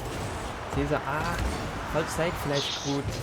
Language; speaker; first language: German; non-native, local second language; Luxembourgish